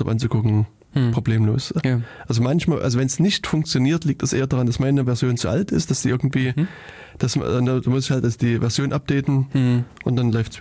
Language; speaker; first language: German; native; German